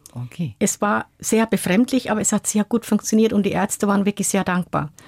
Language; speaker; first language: German; non-native, fluent; Somali